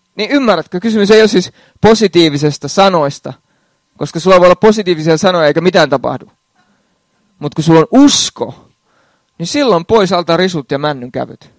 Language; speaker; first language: Finnish; native; Finnish